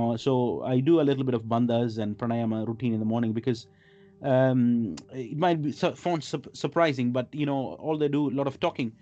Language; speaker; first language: English; non-native, local second language; Malayalam